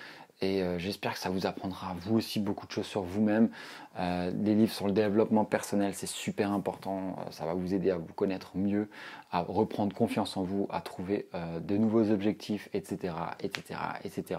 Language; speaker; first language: French; native; French